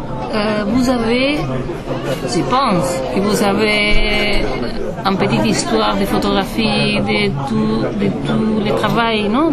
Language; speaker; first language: French; non-native, learner; Spanish